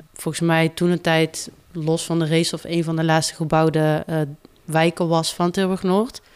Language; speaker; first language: Dutch; native; Dutch